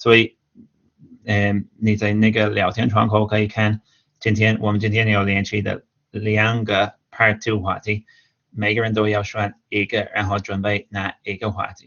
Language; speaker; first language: Chinese; non-native, fluent; English